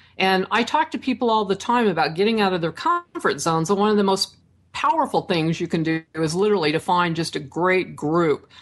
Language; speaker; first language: English; native; English